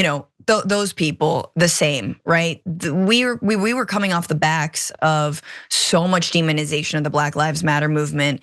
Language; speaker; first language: English; native; English